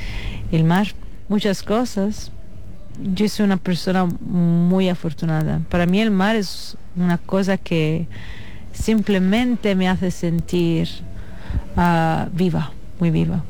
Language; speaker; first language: Spanish; non-native, fluent; Italian